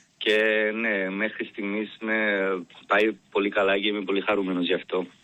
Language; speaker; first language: Greek; non-native, fluent; Serbian